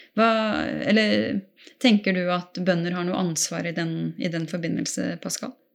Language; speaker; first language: Norwegian; native; Norwegian